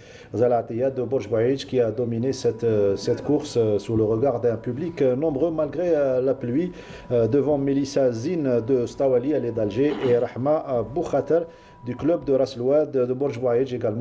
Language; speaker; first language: French; non-native, local second language; Arabic